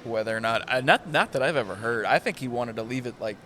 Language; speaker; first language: English; native; English